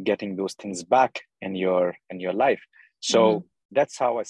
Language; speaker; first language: English; non-native, local second language; Urdu